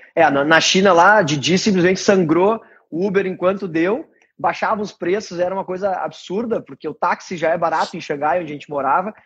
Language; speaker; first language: Portuguese; native; Portuguese